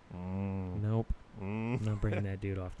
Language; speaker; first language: English; native; English